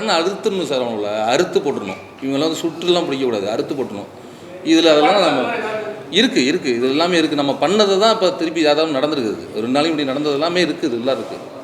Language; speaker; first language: Tamil; native; Tamil